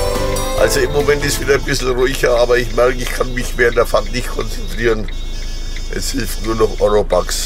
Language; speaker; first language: German; native; German